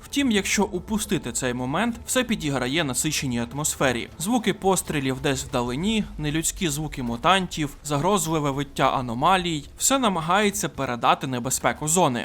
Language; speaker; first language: Ukrainian; native; Ukrainian